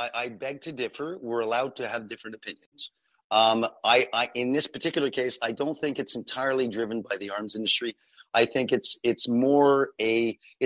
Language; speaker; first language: English; non-native, fluent; French